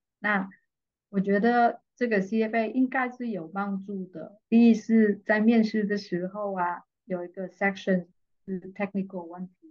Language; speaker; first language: Chinese; non-native, fluent; Vietnamese